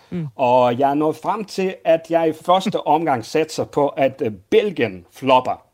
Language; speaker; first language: Danish; non-native, fluent; Russian